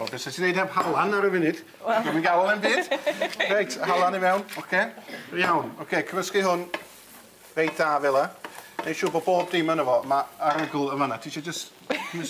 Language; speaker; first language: Welsh; native; Welsh